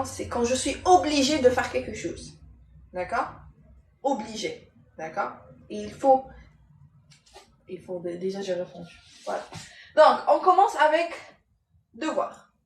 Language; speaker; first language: French; non-native, local second language; Arabic